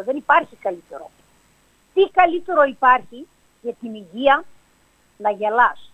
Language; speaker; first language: Greek; early bilingual, heritage; English